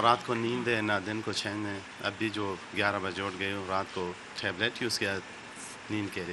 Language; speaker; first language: Hindi; non-native, fluent; Persian